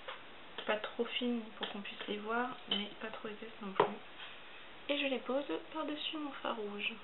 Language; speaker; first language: French; native; French